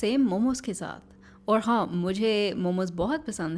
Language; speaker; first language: Hindi; non-native, learner; English